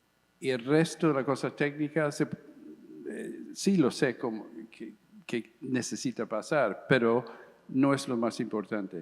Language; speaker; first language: Spanish; early bilingual, heritage; English